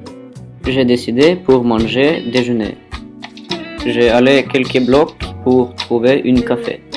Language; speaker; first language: French; non-native, learner; Norwegian